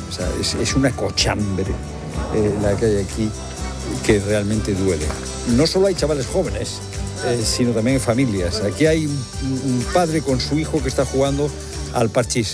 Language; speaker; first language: Spanish; native; Spanish